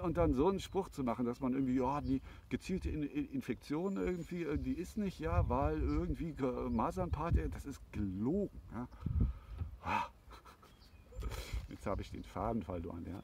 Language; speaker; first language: German; native; German